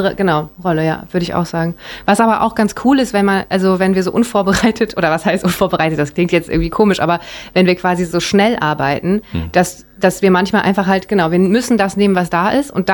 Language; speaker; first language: German; native; German